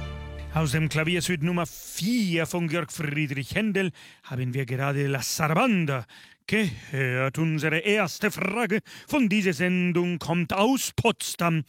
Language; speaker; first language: German; non-native, fluent; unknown